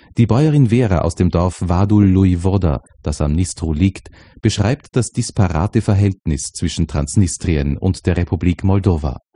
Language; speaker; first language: German; native; German